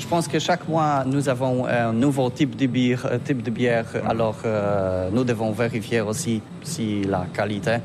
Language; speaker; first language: French; non-native, learner; Polish